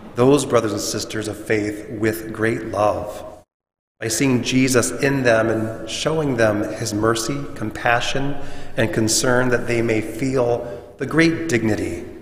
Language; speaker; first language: English; native; English